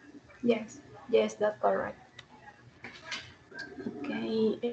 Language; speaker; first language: English; non-native, learner; Spanish